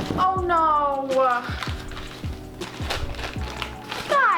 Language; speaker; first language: English; native; English